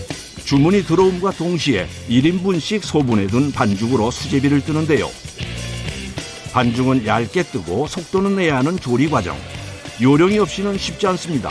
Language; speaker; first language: Korean; native; Korean